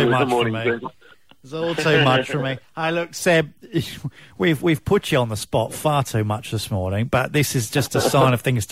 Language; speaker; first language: English; native; English